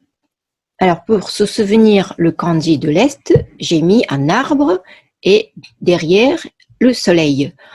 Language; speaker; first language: French; non-native, fluent; Japanese